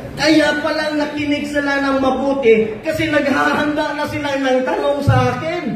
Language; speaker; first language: Filipino; non-native, local second language; Cebuano